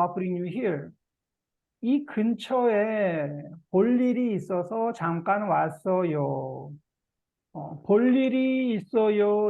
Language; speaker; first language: Korean; native; Korean